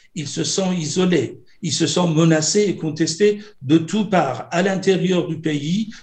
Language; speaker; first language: French; non-native, fluent; Persian